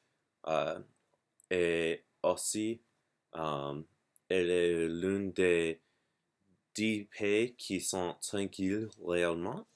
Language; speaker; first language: French; non-native, learner; English